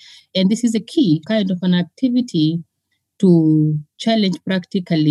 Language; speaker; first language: English; non-native, local second language; Masai